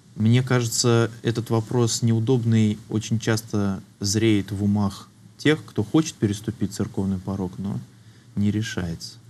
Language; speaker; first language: Russian; native; Russian